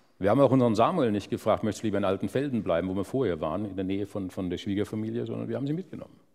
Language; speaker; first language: German; native; German